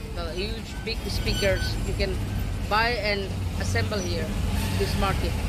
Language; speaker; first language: English; non-native, learner; Hindi